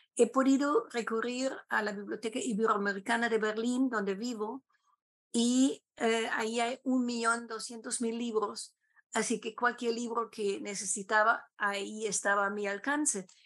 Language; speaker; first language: Spanish; non-native, fluent; German